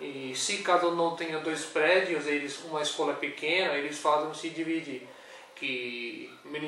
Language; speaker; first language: Portuguese; non-native, learner; Urdu